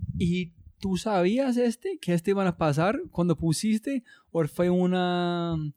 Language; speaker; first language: Spanish; non-native, learner; English